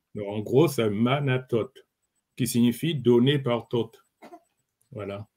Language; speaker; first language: French; native; French